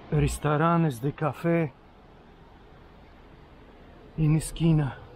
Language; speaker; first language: Spanish; non-native, fluent; Russian